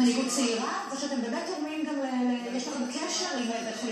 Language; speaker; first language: Hebrew; native; Hebrew